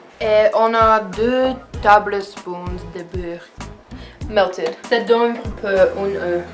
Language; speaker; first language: French; non-native, learner; English